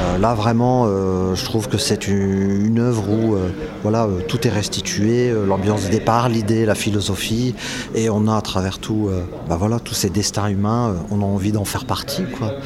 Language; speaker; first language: French; native; French